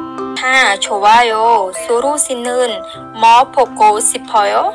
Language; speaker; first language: Korean; non-native, learner; Khmer